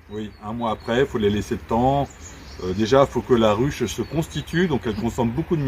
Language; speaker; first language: French; native; French